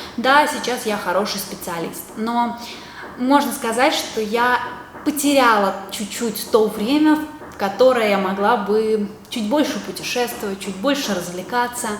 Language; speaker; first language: Russian; native; Russian